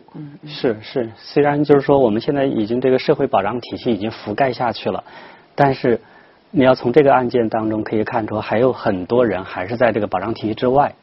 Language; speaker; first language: Chinese; native; Chinese